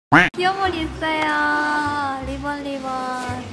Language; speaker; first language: Korean; non-native, learner; Japanese